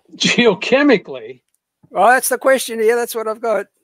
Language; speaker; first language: English; native; English